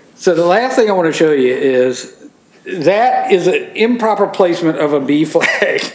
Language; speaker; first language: English; native; English